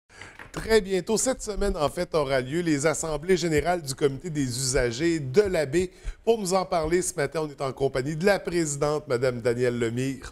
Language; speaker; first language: French; native; French